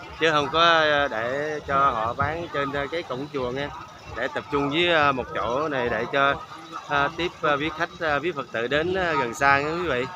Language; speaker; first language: Vietnamese; non-native, local second language; Khmer